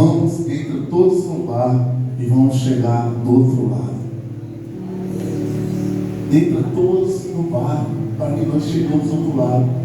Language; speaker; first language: Portuguese; native; Portuguese